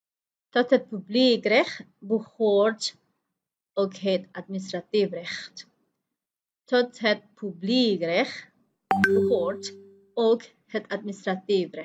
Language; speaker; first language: Dutch; non-native, fluent; Indonesian